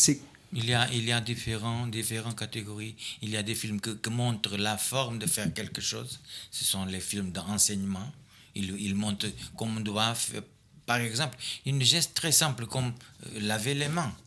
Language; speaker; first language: French; non-native, fluent; Portuguese